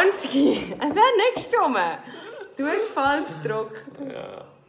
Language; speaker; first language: German; native; German